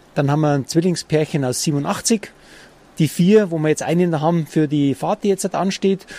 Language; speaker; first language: German; native; German